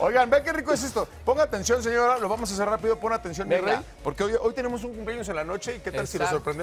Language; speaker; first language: Spanish; native; Spanish